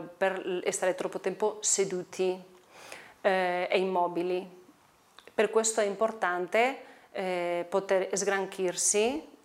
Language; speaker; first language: Italian; non-native, fluent; Spanish